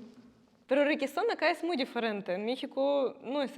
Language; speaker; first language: Spanish; non-native, fluent; Russian